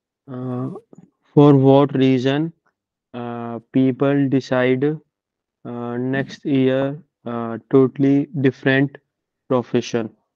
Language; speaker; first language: English; non-native, local second language; Hindi